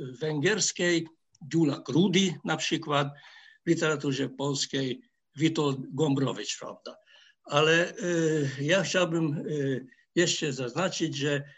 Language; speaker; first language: Polish; non-native, fluent; Hungarian